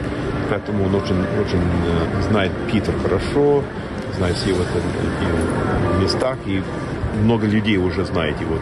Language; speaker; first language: Russian; non-native, fluent; English